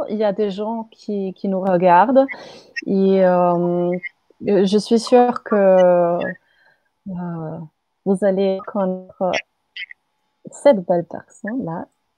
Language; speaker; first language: French; non-native, fluent; Slovenian